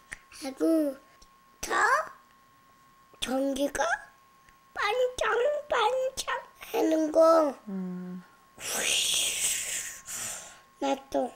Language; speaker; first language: Korean; early bilingual, heritage; Korean